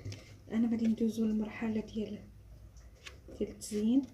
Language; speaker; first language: Arabic; native; Arabic